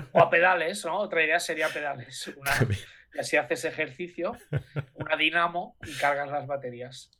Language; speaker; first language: Spanish; native; Spanish